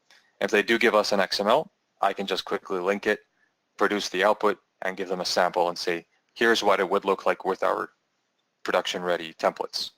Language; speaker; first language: English; native; English